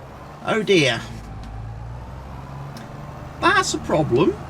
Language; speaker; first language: English; native; English